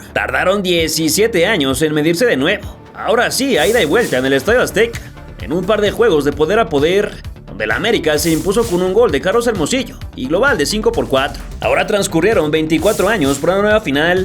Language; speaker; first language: Spanish; native; Spanish